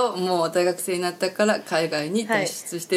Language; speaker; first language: Japanese; native; Japanese